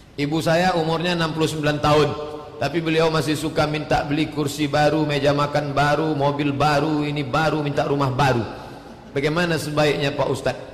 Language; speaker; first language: Malay; native; Malay